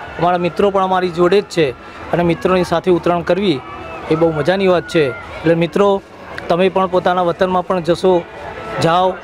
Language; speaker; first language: Gujarati; native; Gujarati